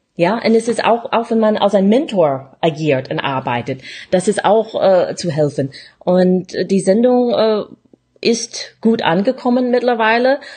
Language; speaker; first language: German; non-native, fluent; English